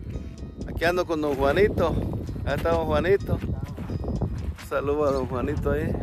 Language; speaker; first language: Spanish; native; Spanish